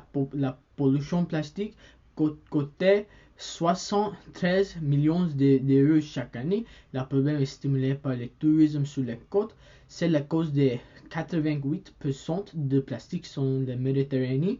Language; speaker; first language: French; non-native, learner; English